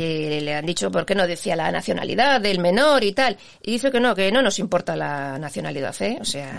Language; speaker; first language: Spanish; native; Spanish